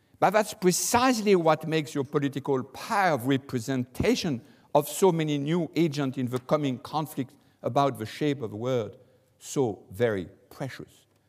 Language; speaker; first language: English; non-native, fluent; French